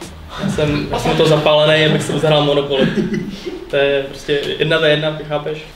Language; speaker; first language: Czech; native; Czech